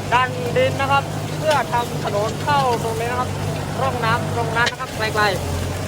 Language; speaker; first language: Thai; native; Thai